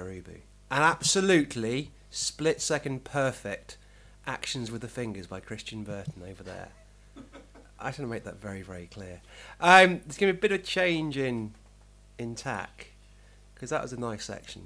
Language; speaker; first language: English; native; English